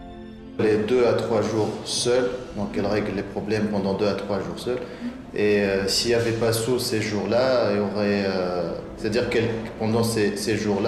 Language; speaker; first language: French; non-native, local second language; Arabic